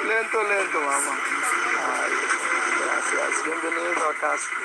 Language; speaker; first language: Spanish; non-native, learner; Swahili